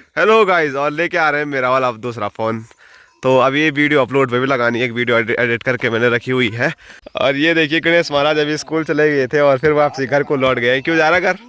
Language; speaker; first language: Hindi; native; Hindi